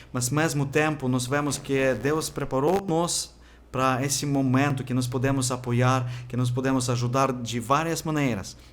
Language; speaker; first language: Portuguese; non-native, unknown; Ukrainian